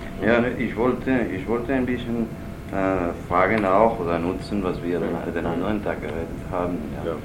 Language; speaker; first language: German; non-native, learner; Spanish